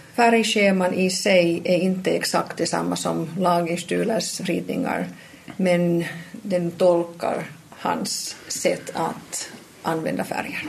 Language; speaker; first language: Swedish; non-native, local second language; Finnish